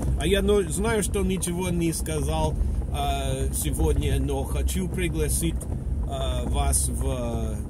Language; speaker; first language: Russian; non-native, fluent; English